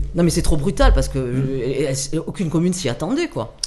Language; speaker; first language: French; native; French